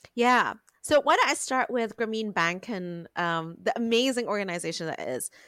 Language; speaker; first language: English; non-native, local second language; Cantonese